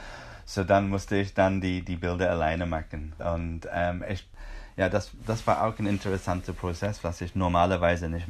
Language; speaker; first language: German; non-native, fluent; English